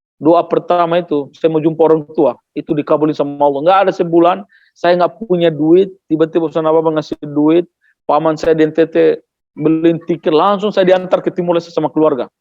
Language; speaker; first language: Indonesian; non-native, local second language; Tetum